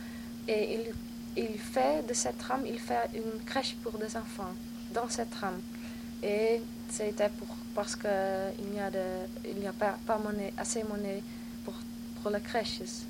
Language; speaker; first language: French; non-native, learner; Dutch